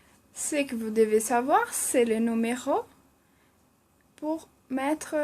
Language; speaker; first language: French; non-native, fluent; Portuguese